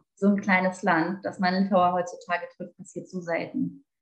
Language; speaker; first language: German; native; German